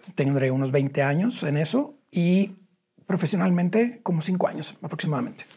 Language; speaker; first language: Spanish; native; Spanish